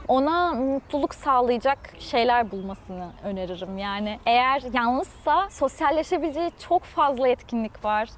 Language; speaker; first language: Turkish; native; Turkish